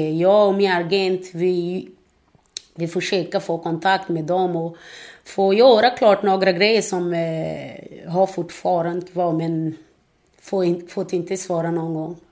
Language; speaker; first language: Swedish; non-native, fluent; Portuguese